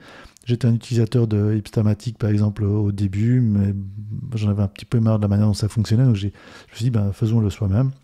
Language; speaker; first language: French; native; French